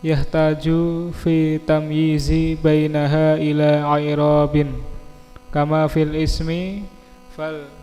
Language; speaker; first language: Arabic; non-native, learner; Indonesian